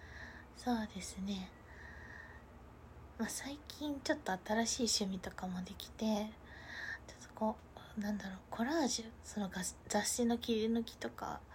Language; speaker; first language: Japanese; native; Japanese